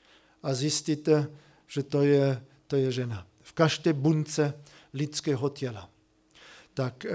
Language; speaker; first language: Czech; non-native, fluent; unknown